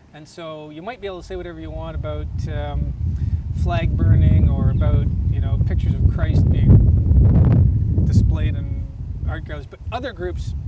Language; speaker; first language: English; native; English